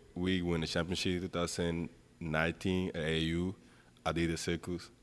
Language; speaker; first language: English; non-native, learner; Spanish